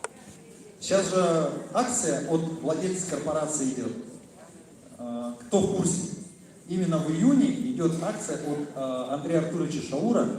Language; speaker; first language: Russian; native; Russian